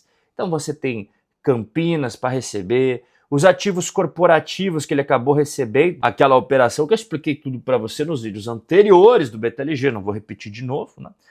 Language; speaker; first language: Portuguese; native; Portuguese